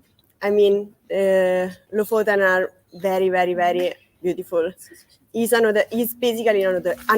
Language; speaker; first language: English; non-native, fluent; Italian